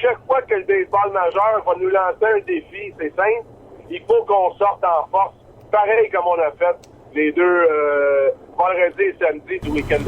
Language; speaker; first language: French; native; French